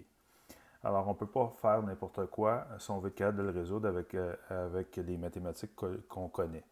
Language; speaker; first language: French; native; French